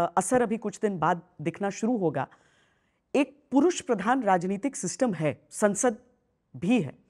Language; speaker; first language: Hindi; native; Hindi